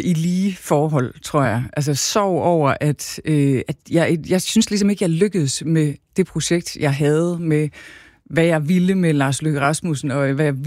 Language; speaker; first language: Danish; native; Danish